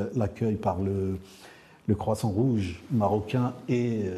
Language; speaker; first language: French; non-native, local second language; Arabic